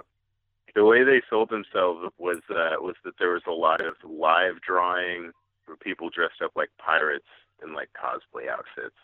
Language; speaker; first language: English; native; English